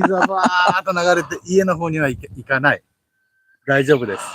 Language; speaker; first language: Japanese; native; Japanese